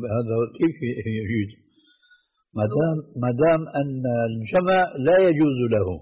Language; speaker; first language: Arabic; native; Arabic